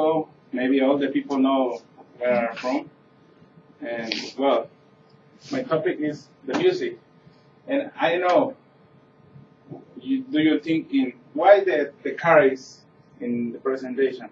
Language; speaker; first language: English; non-native, learner; Spanish